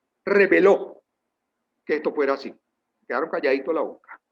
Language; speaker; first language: Spanish; native; Spanish